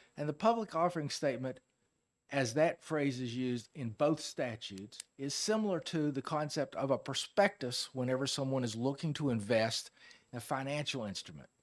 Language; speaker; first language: English; native; English